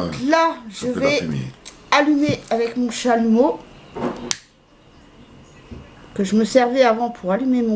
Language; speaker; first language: French; native; French